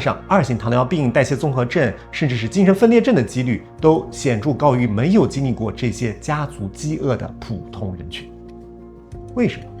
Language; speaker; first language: Chinese; native; Chinese